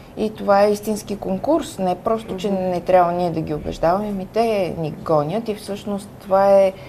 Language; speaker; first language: Bulgarian; native; Bulgarian